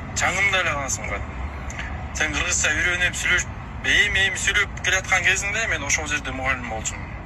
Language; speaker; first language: Kyrgyz; non-native, local second language; Russian